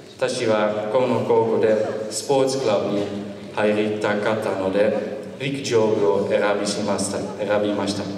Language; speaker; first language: Japanese; non-native, learner; Dutch